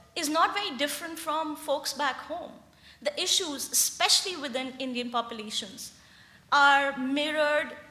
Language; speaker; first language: English; non-native, local second language; Hindi